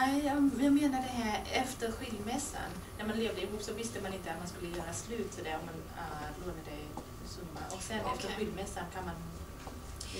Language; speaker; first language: Swedish; non-native, fluent; Thai